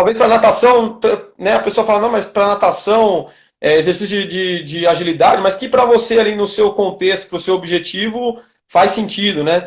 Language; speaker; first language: Portuguese; native; Portuguese